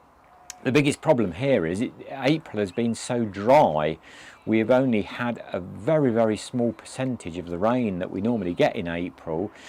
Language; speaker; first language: English; native; English